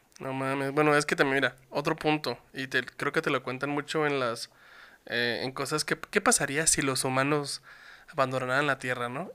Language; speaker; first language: Spanish; native; Spanish